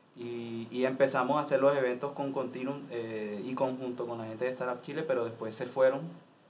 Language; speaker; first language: Spanish; native; Spanish